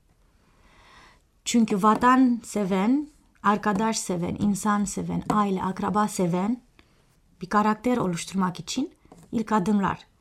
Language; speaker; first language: Turkish; non-native, fluent; Romanian